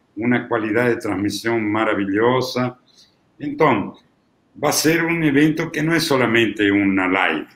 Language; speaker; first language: Portuguese; non-native, fluent; Italian